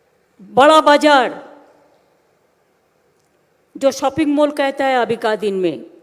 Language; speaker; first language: Hindi; non-native, local second language; Bangla